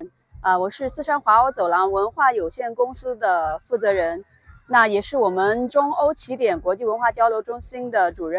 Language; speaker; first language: Chinese; native; Chinese